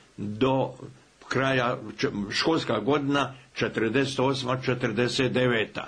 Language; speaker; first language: Serbian; native; Serbian